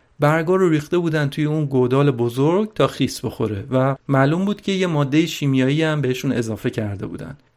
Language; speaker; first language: Persian; native; Persian